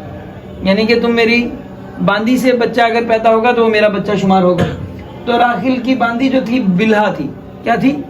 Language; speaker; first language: Urdu; native; Urdu